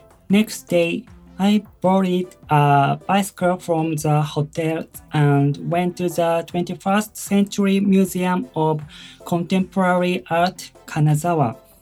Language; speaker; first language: English; non-native, learner; Japanese